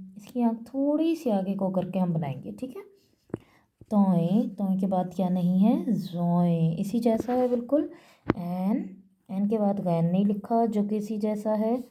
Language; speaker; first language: Urdu; native; Urdu